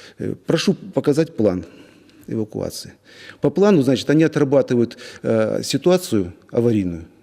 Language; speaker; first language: Russian; native; Russian